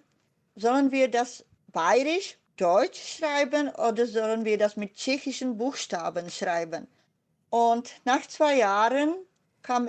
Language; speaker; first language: German; non-native, fluent; Czech